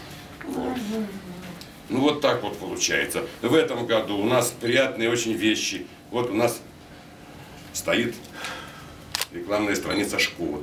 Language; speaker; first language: Russian; native; Russian